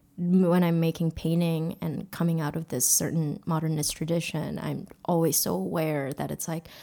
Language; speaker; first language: English; early bilingual, other home language; Korean